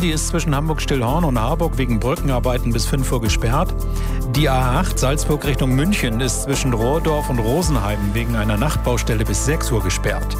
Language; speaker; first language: German; native; German